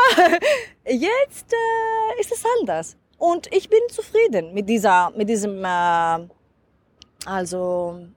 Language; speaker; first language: German; non-native, fluent; Greek